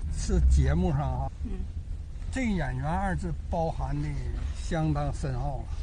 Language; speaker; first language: Chinese; native; Chinese